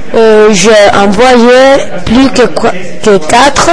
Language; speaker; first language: French; non-native, learner; Spanish